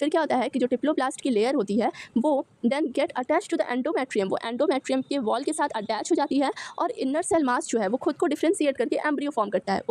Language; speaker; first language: Hindi; native; Hindi